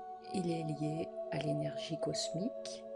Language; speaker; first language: French; native; French